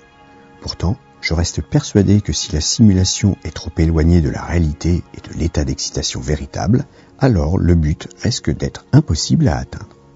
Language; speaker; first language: French; native; French